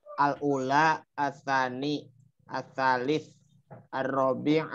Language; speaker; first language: Arabic; non-native, learner; Indonesian